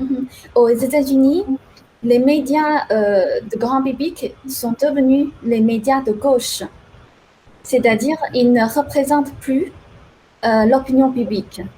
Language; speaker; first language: French; non-native, fluent; Chinese